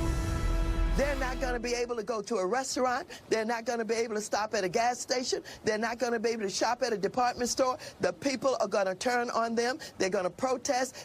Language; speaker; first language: English; native; English